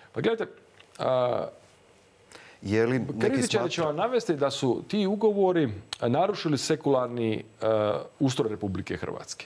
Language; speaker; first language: Croatian; native; Croatian